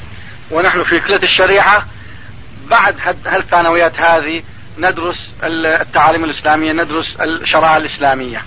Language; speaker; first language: Arabic; non-native, fluent; Turkish